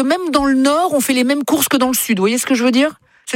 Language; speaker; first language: French; native; French